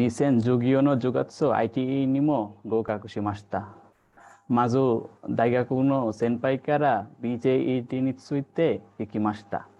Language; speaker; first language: Japanese; non-native, learner; Bangla